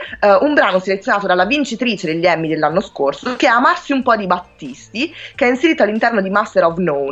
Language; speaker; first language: Italian; native; Italian